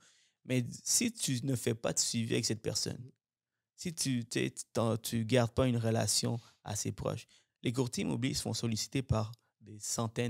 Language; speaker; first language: French; native; French